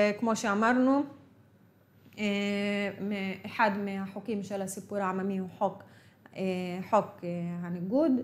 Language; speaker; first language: Hebrew; non-native, local second language; Arabic